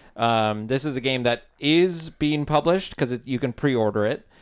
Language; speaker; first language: English; native; English